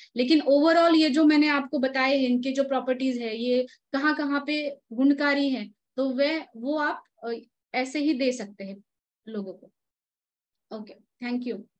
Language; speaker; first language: Hindi; non-native, local second language; Marathi